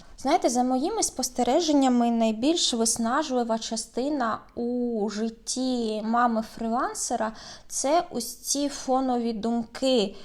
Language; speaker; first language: Ukrainian; native; Ukrainian